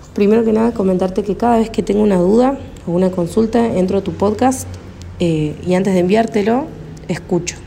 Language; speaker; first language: Spanish; native; Spanish